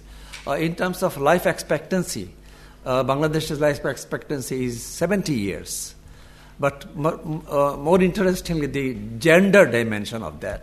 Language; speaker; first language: English; non-native, local second language; Bangla